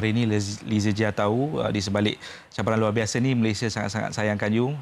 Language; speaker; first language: Malay; native; Malay